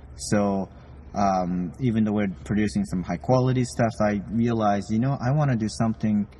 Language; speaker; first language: English; non-native, fluent; Japanese